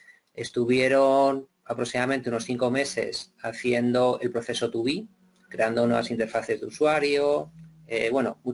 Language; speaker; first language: Spanish; native; Spanish